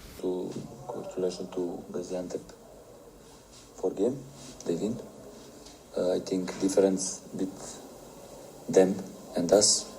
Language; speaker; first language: English; non-native, learner; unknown